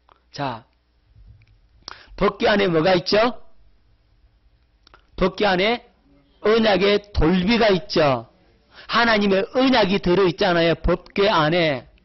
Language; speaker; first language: Korean; native; Korean